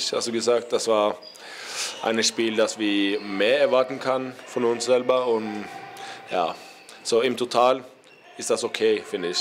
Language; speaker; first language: German; non-native, learner; Norwegian